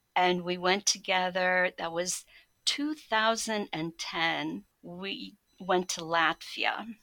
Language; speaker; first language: English; early bilingual, other home language; Polish